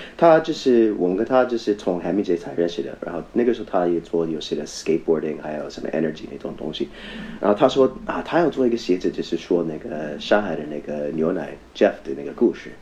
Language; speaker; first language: Chinese; non-native, fluent; English